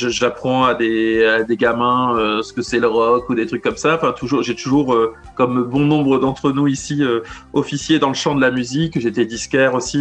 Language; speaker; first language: French; native; French